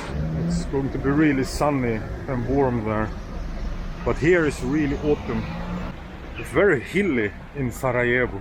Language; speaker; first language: English; non-native, fluent; Swedish